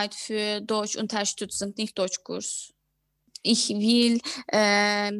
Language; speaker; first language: German; non-native, fluent; Turkish